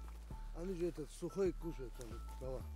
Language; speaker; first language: Russian; non-native, local second language; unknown